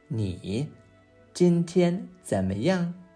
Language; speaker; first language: Chinese; non-native, fluent; English